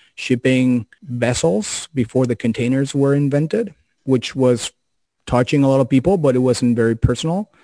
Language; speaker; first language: English; non-native, fluent; Spanish